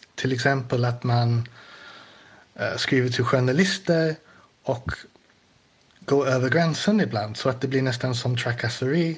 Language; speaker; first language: Swedish; non-native, fluent; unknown